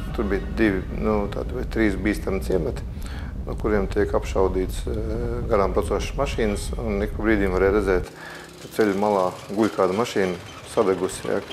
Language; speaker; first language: Latvian; native; Latvian